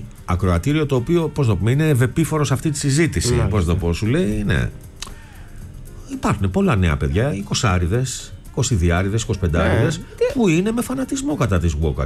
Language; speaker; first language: Greek; native; Greek